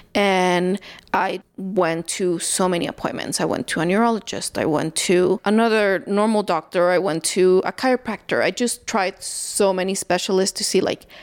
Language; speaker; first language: English; early bilingual, other home language; Spanish